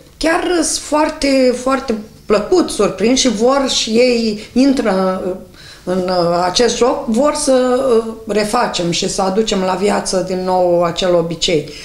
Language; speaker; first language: Romanian; native; Romanian